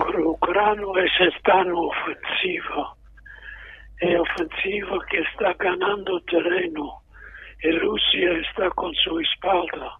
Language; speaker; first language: Spanish; non-native, fluent; English